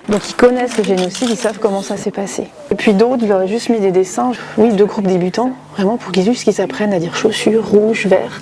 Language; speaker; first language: French; native; French